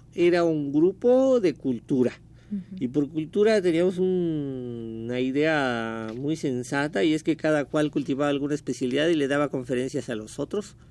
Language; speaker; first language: Spanish; native; Spanish